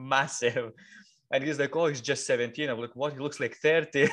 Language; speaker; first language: English; non-native, fluent; Lithuanian